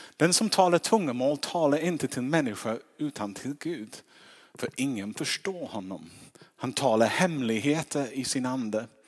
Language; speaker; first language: Swedish; non-native, fluent; English